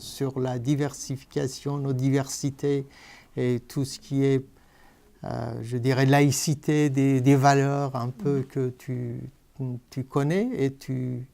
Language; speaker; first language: French; non-native, fluent; Persian